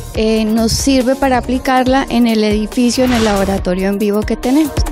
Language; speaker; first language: Spanish; non-native, fluent; French